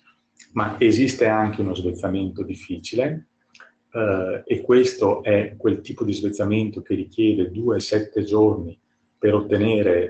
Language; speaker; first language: Italian; native; Italian